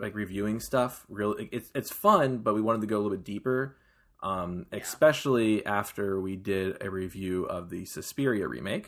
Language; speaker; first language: English; native; English